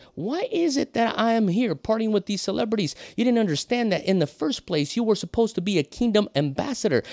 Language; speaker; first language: English; non-native, fluent; Portuguese